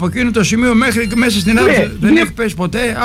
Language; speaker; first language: Greek; native; Greek